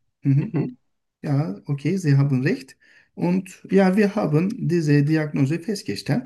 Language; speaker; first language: German; non-native, learner; Turkish